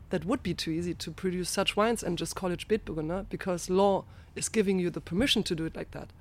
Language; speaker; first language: English; non-native, fluent; German